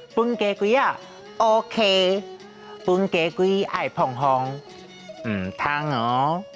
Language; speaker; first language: Chinese; native; Chinese